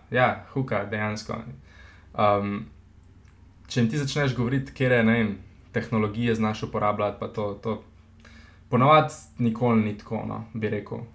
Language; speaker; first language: Slovenian; native; Slovenian